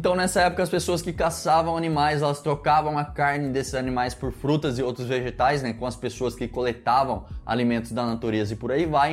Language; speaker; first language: Portuguese; native; Portuguese